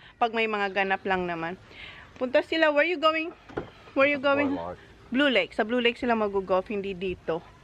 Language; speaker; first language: Filipino; non-native, local second language; Bikol